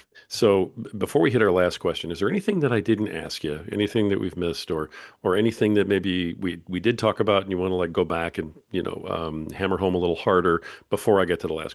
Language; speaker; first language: English; native; English